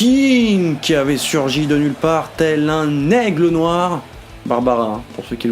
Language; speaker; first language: French; native; French